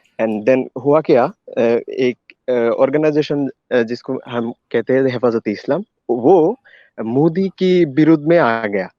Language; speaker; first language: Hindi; non-native, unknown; Bangla